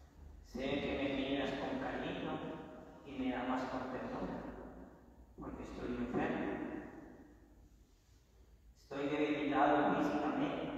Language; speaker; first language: Spanish; native; Spanish